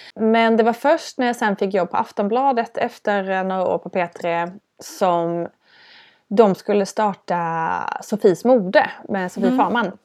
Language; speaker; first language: Swedish; native; Swedish